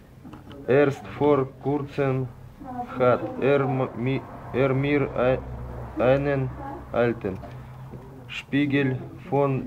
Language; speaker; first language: German; non-native, learner; Turkish